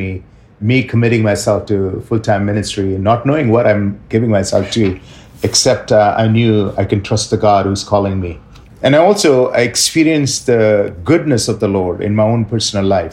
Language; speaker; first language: English; non-native, local second language; Tamil